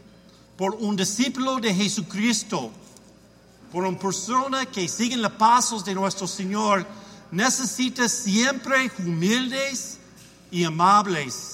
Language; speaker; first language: Spanish; non-native, learner; English